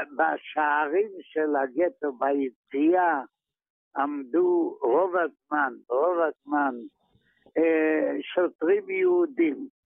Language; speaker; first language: Hebrew; non-native, fluent; Yiddish